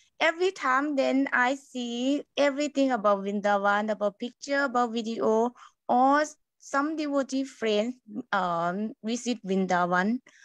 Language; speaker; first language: English; non-native, learner; Thai